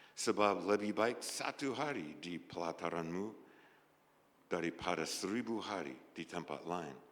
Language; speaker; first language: Indonesian; native; Indonesian